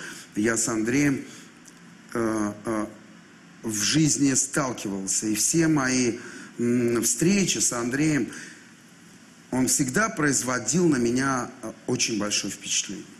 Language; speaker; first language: Russian; native; Russian